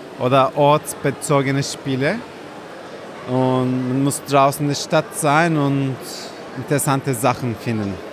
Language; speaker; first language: German; non-native, fluent; Turkish